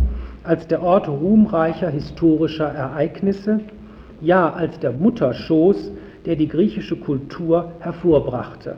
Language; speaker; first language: German; native; German